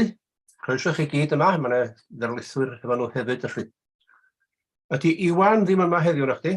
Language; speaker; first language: Welsh; native; Welsh